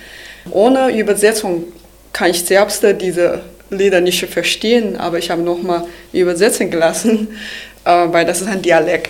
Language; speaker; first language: German; non-native, learner; Chinese